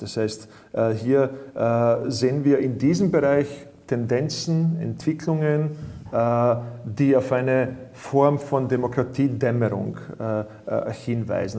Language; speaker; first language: German; non-native, fluent; Bosnian